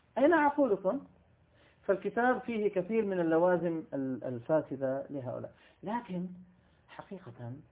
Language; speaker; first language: Arabic; native; Arabic